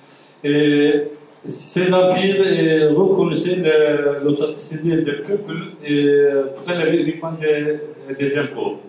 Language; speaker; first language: French; non-native, fluent; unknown